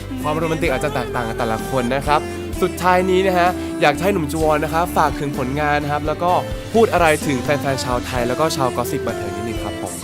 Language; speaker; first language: Thai; native; Thai